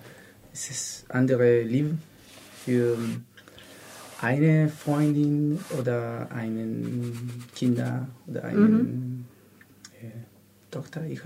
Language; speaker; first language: German; non-native, learner; Spanish